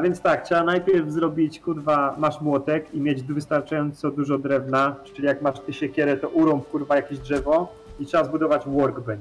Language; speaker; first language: Polish; native; Polish